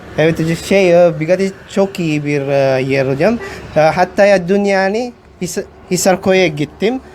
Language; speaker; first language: Turkish; non-native, learner; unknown